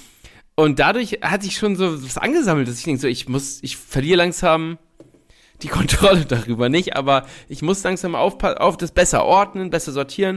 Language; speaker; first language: German; native; German